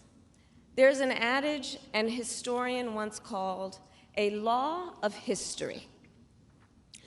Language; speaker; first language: English; native; English